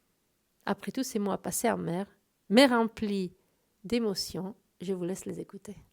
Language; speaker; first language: French; native; French